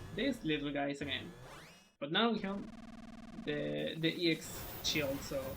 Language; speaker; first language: English; non-native, fluent; Spanish